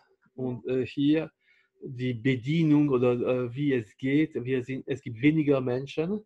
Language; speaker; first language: German; non-native, fluent; French